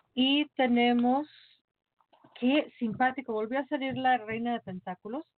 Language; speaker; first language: Spanish; native; Spanish